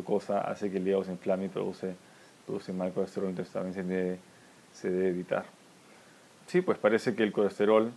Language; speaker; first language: Spanish; native; Spanish